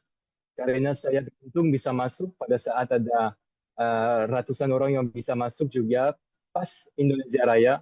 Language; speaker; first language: Indonesian; non-native, fluent; French